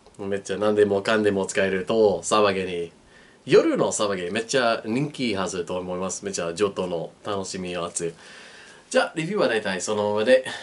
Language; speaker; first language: Japanese; non-native, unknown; English